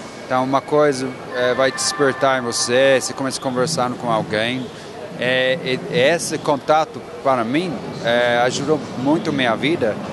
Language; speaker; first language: Portuguese; non-native, fluent; English